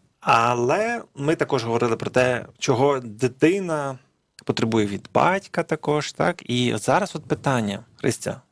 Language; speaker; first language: Ukrainian; native; Ukrainian